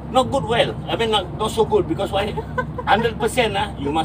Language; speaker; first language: English; non-native, local second language; Malay